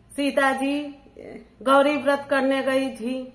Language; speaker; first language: Hindi; native; Hindi